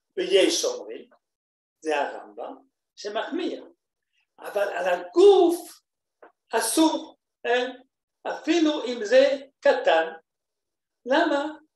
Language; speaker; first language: Hebrew; non-native, fluent; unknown